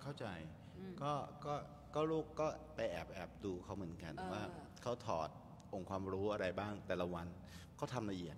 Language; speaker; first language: Thai; native; Thai